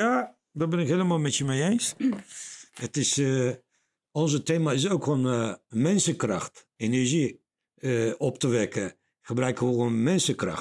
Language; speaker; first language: Dutch; non-native, learner; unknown